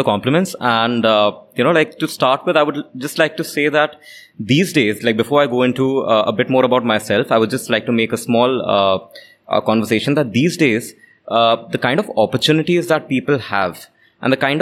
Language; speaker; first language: English; non-native, local second language; Hindi